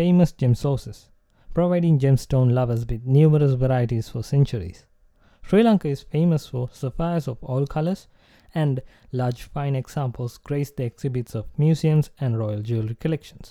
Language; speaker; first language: English; non-native, local second language; Sinhala